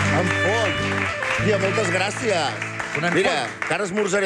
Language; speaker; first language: Catalan; native; Catalan